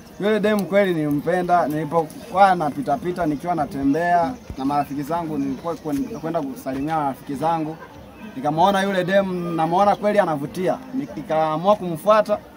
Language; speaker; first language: Swahili; native; Swahili